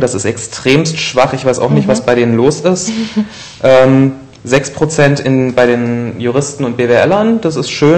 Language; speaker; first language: German; native; German